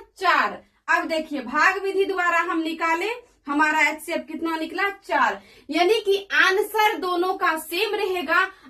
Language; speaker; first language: Hindi; native; Hindi